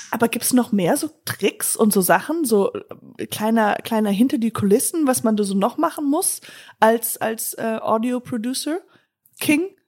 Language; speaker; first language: German; non-native, fluent; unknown